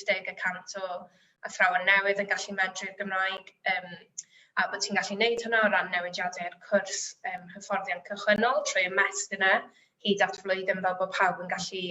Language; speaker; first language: Welsh; native; Welsh